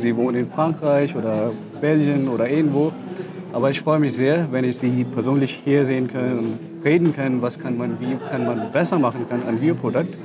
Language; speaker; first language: German; non-native, learner; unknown